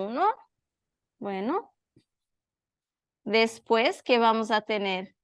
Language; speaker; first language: Spanish; non-native, learner; Portuguese